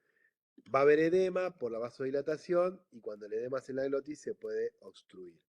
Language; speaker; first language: Spanish; native; Spanish